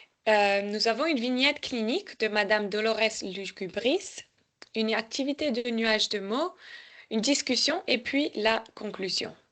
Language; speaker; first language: French; native; French